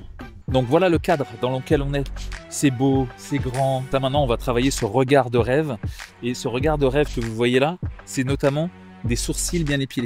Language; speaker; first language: French; native; French